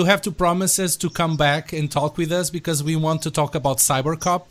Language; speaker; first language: English; non-native, fluent; Portuguese